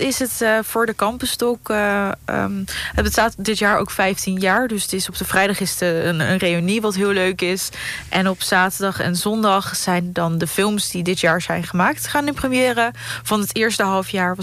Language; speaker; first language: Dutch; native; Dutch